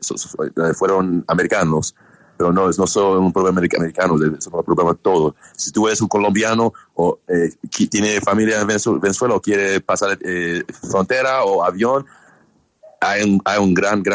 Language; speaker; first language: Spanish; non-native, learner; English